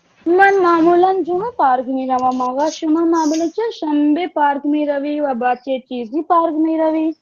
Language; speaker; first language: Persian; non-native, learner; Urdu